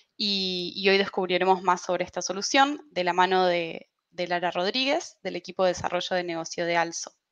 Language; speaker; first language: Spanish; native; Spanish